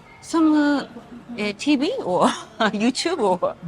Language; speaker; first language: English; non-native, learner; Japanese